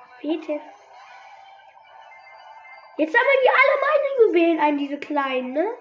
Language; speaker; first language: German; native; German